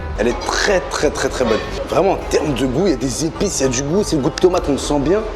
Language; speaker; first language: French; early bilingual, other home language; Arabic